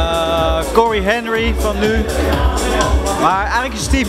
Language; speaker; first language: Dutch; native; Dutch